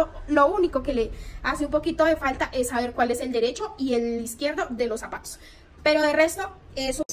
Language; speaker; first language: Spanish; native; Spanish